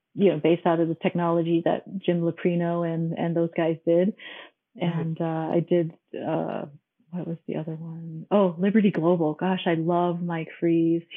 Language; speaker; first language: English; non-native, local second language; Cantonese